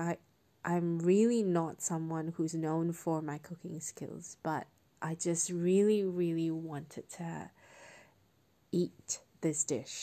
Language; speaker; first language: English; non-native, local second language; Cantonese